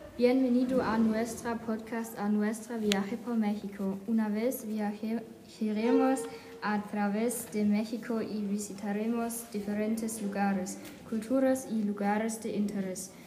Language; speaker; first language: Spanish; non-native, learner; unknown